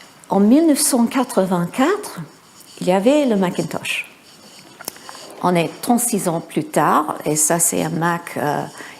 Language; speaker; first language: French; non-native, fluent; English